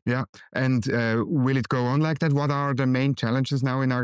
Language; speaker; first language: English; non-native, fluent; German